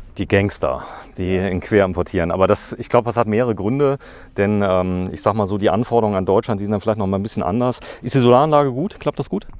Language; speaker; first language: German; native; German